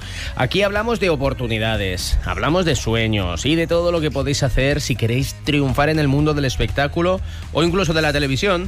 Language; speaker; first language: Spanish; native; Spanish